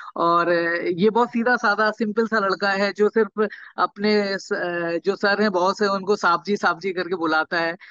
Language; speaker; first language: Hindi; native; Hindi